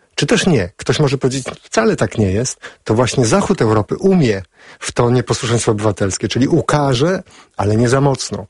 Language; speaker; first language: Polish; native; Polish